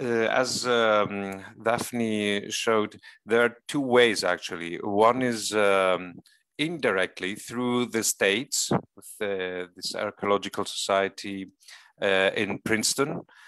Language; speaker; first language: English; non-native, fluent; Greek